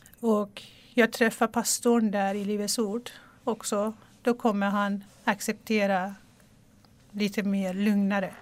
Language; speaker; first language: Swedish; non-native, fluent; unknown